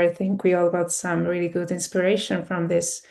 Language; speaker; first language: English; non-native, fluent; Estonian